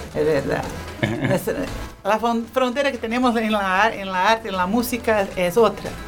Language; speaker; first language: Spanish; non-native, learner; Portuguese